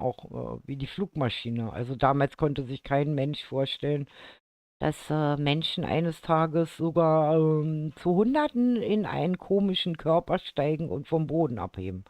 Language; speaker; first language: German; native; German